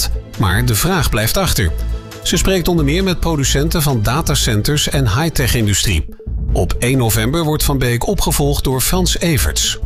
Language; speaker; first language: Dutch; native; Dutch